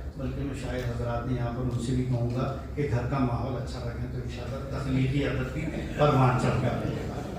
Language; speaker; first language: Urdu; native; Urdu